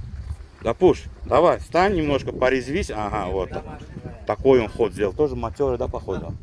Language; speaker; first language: Russian; native; Russian